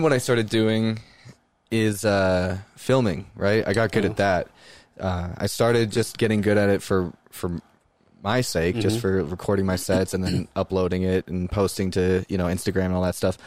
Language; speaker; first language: English; native; English